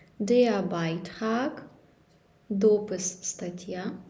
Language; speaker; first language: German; non-native, fluent; Ukrainian